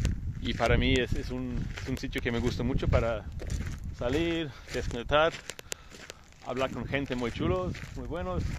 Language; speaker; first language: Spanish; non-native, fluent; English